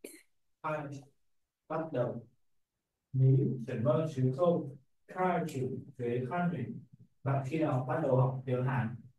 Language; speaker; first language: Chinese; non-native, learner; Vietnamese